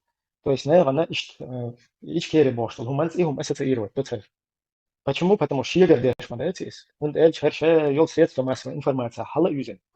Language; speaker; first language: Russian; non-native, local second language; Chechen